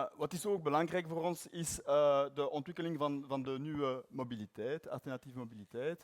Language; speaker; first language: Dutch; non-native, learner; French